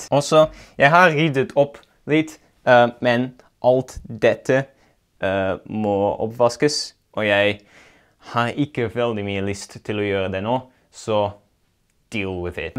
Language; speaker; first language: Norwegian; non-native, learner; Dutch